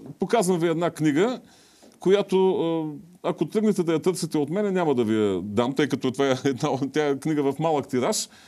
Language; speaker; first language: Bulgarian; native; Bulgarian